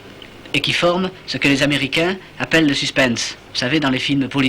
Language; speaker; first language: French; native; French